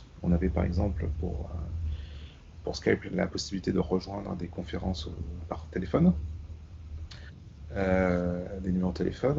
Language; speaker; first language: French; native; French